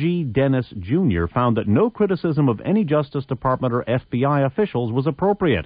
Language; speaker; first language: English; native; English